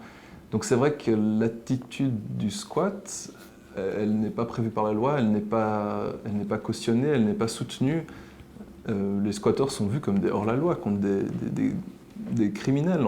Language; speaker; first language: French; native; French